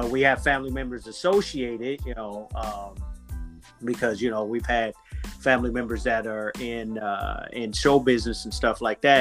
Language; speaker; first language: English; native; English